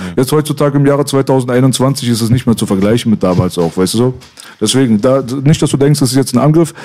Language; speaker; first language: German; early bilingual, other home language; Persian